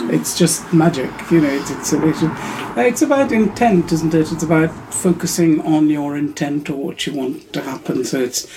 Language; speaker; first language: English; non-native, local second language; Urdu